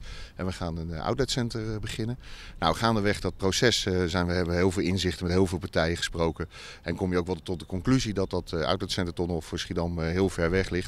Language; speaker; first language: Dutch; native; Dutch